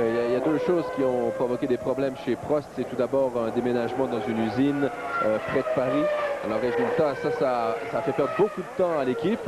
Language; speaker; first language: French; native; French